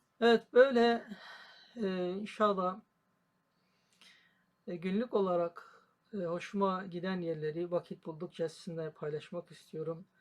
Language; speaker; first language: Turkish; native; Turkish